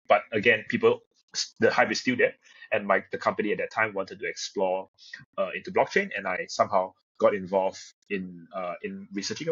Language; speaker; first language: English; non-native, local second language; Chinese